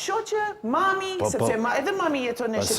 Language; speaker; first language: Albanian; non-native, learner; English